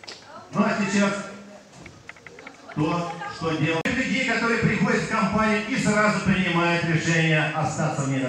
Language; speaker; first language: Russian; non-native, learner; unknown